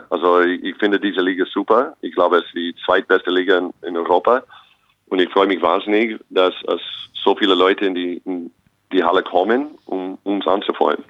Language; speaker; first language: German; non-native, fluent; English